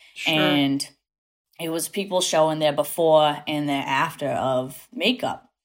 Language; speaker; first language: English; native; English